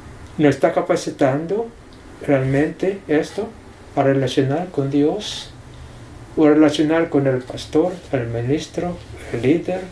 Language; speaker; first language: Spanish; non-native, fluent; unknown